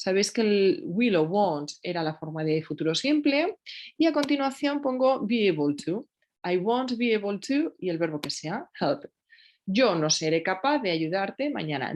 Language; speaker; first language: Spanish; native; Spanish